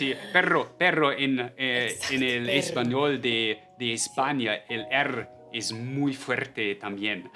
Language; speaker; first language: Spanish; non-native, fluent; German